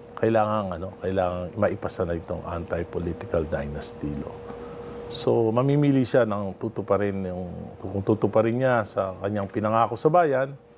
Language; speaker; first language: Filipino; native; Filipino